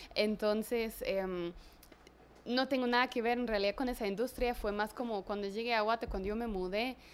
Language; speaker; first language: Spanish; non-native, fluent; German